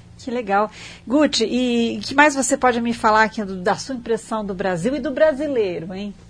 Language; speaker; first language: Portuguese; native; Portuguese